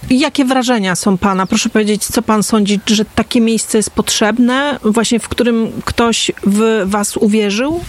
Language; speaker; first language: Polish; native; Polish